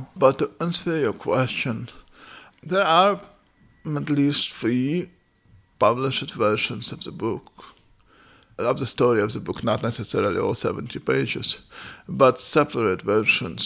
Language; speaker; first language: English; non-native, fluent; Ukrainian